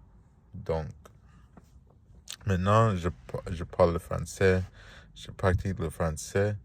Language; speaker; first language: French; non-native, learner; Spanish